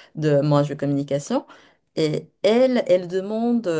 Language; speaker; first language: French; non-native, fluent; Japanese